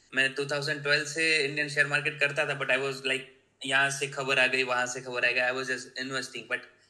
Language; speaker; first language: Hindi; non-native, local second language; Gujarati